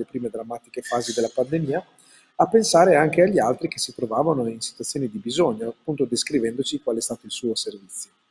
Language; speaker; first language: Italian; native; Italian